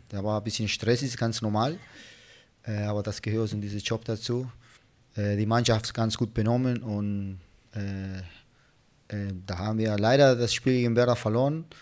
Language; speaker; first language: German; non-native, fluent; Spanish